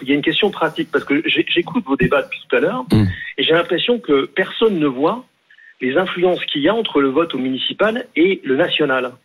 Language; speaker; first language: French; native; French